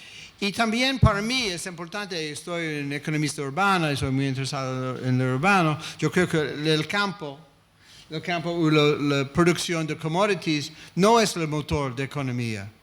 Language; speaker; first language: Spanish; non-native, fluent; English